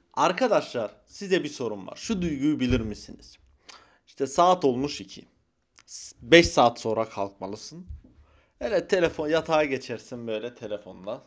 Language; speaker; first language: Turkish; early bilingual, heritage; Turkish